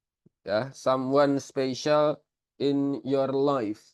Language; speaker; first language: English; non-native, fluent; Indonesian